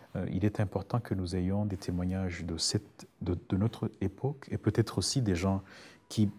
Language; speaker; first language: French; non-native, local second language; Rundi